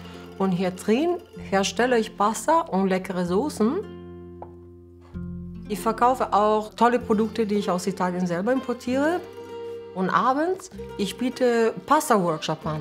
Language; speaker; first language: German; non-native, fluent; Italian